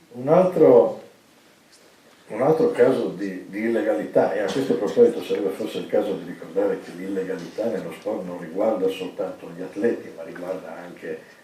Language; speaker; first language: Italian; native; Italian